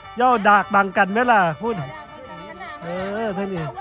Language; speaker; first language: Thai; native; Thai